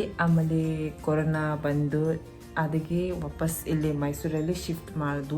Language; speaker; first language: Kannada; non-native, local second language; Tibetan